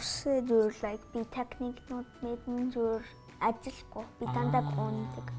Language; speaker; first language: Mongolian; early bilingual, heritage; Mongolian